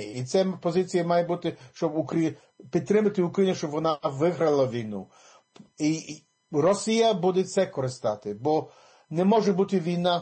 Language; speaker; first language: Ukrainian; early bilingual, heritage; English